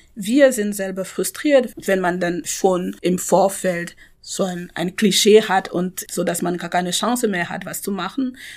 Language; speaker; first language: German; non-native, fluent; French